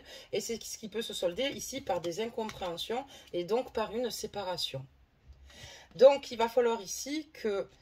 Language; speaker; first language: French; native; French